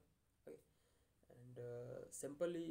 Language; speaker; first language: English; non-native, learner; Hindi